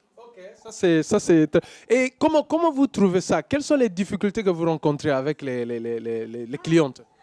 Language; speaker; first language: French; non-native, local second language; Lingala